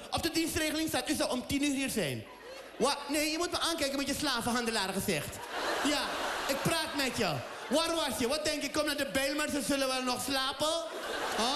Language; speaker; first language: Dutch; early bilingual, other home language; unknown